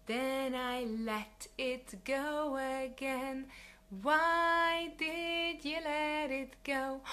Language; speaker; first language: English; non-native, fluent; Hungarian